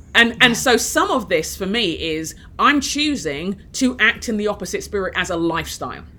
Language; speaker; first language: English; early bilingual, other home language; Yoruba